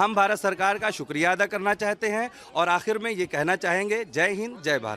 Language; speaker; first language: Hindi; native; Hindi